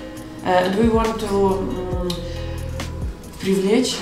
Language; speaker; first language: English; non-native, learner; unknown